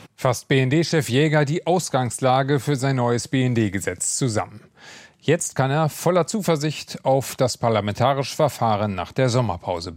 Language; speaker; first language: German; native; German